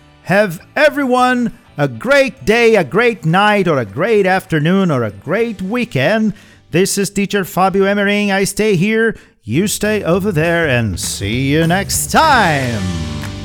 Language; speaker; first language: English; non-native, fluent; Portuguese